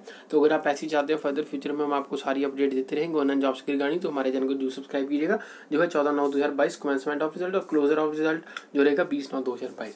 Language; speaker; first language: Hindi; native; Hindi